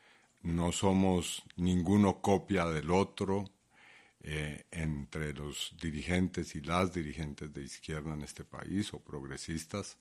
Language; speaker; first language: Spanish; native; Spanish